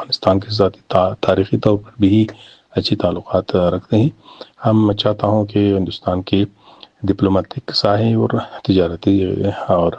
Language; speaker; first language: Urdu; non-native, learner; Pashto